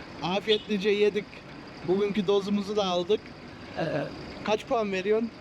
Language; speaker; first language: Turkish; early bilingual, heritage; Turkish